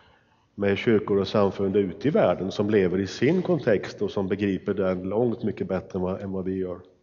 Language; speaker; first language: Swedish; native; Swedish